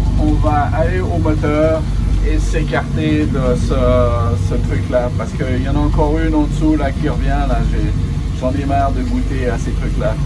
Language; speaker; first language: French; native; French